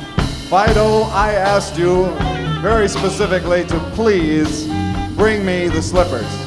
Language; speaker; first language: English; native; English